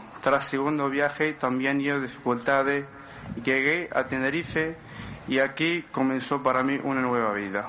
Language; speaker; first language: Spanish; non-native, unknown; Arabic